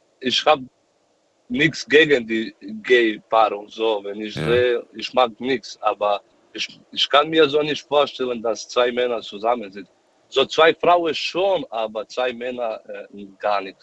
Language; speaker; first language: German; non-native, learner; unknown